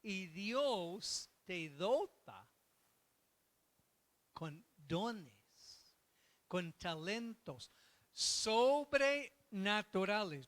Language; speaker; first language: Spanish; non-native, fluent; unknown